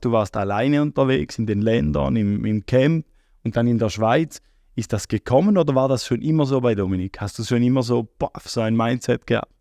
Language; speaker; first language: German; native; German